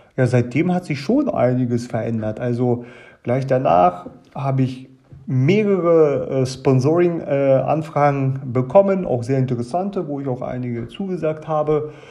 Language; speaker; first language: German; early bilingual, other home language; Russian